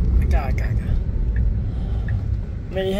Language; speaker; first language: Spanish; early bilingual, heritage; Spanish